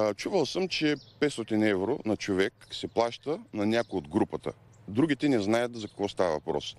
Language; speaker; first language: Bulgarian; native; Bulgarian